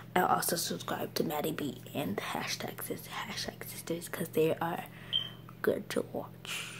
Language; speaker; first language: English; native; English